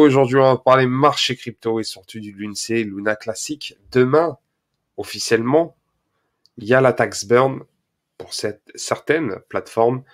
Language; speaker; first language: French; native; French